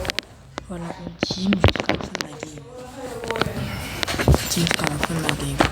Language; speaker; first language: French; native; French